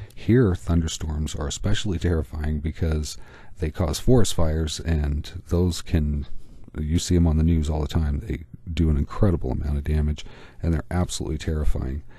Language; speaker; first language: English; native; English